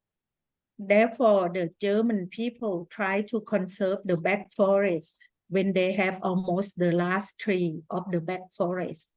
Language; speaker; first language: English; non-native, fluent; Thai